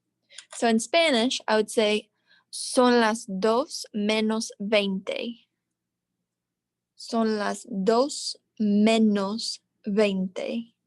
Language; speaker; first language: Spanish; non-native, learner; English